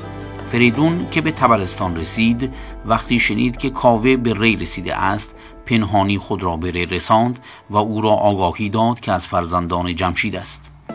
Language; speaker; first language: Persian; native; Persian